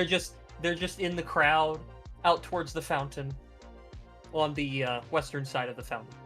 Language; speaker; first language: English; native; English